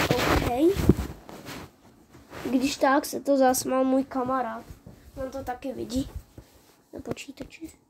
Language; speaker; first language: Czech; early bilingual, other home language; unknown